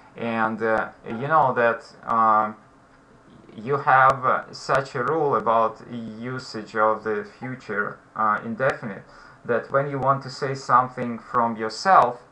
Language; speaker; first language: English; non-native, fluent; Russian